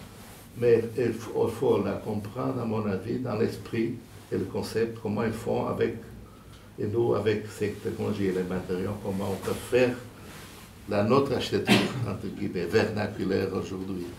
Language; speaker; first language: French; non-native, fluent; Portuguese